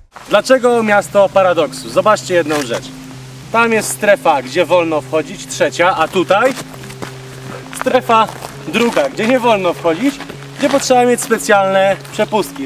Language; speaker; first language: Polish; native; Polish